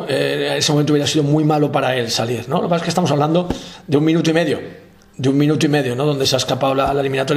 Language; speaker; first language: Spanish; native; Spanish